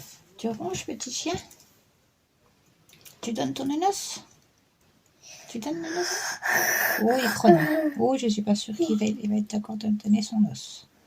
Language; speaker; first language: French; native; French